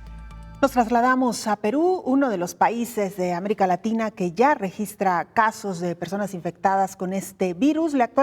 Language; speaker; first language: Spanish; native; Spanish